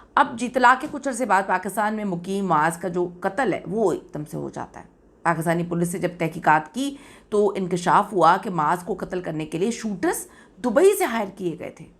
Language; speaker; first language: Urdu; native; Urdu